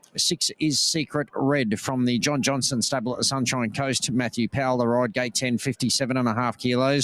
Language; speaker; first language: English; native; English